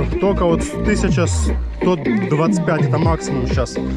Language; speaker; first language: Russian; native; Russian